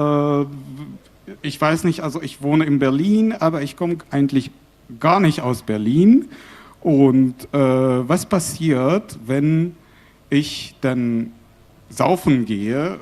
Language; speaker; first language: German; non-native, fluent; Arabic